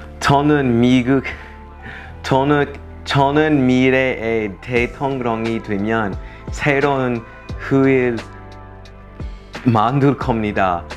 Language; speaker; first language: Korean; non-native, learner; English